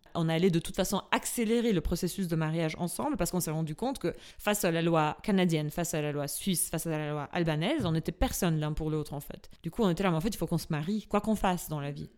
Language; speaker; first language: French; non-native, fluent; Albanian